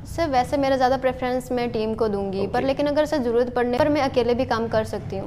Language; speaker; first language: Hindi; native; Hindi